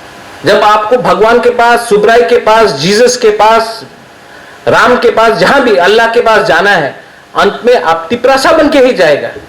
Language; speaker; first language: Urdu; non-native, local second language; Kok Borok